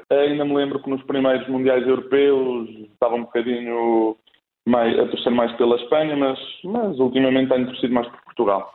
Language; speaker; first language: Portuguese; early bilingual, other home language; Spanish